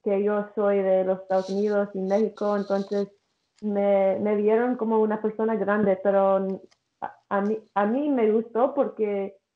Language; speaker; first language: Spanish; early bilingual, heritage; English